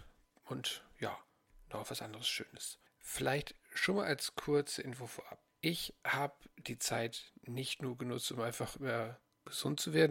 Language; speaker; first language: German; native; German